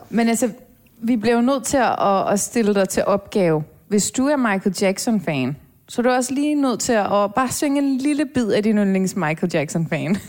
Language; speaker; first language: Danish; native; Danish